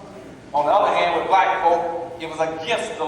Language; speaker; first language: English; native; English